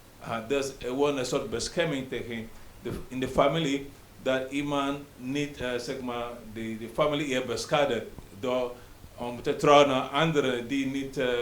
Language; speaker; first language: Dutch; non-native, learner; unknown